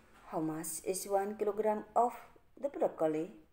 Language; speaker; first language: English; non-native, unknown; Indonesian